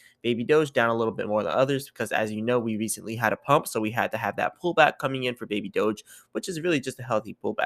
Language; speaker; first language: English; native; English